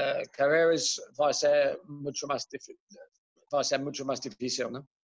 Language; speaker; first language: Spanish; non-native, fluent; Dutch